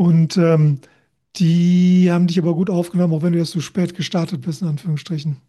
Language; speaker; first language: German; native; German